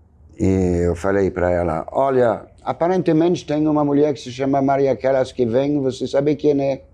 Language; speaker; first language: Portuguese; non-native, fluent; French